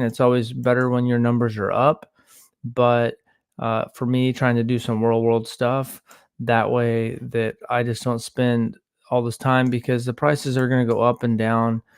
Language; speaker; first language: English; native; English